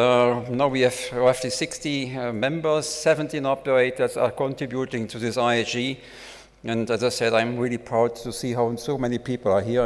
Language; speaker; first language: English; non-native, fluent; German